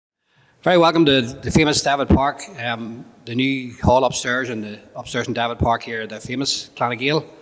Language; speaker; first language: English; native; English